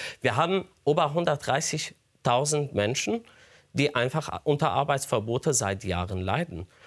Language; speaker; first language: German; non-native, fluent; Arabic